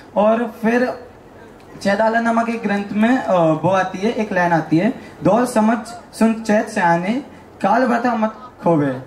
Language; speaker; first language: Hindi; native; Hindi